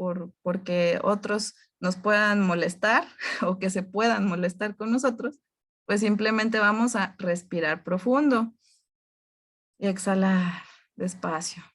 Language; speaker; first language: Spanish; native; Spanish